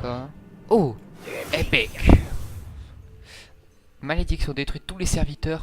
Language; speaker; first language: French; native; French